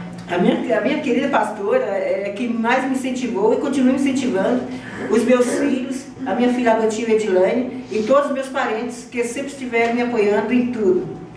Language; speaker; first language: Portuguese; native; Portuguese